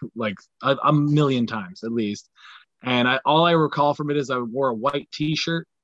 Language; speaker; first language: English; native; English